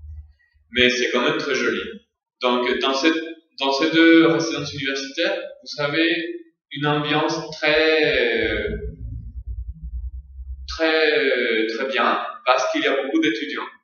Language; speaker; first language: French; non-native, fluent; Spanish